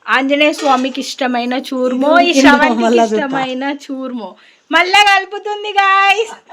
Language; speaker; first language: Telugu; non-native, local second language; Lambadi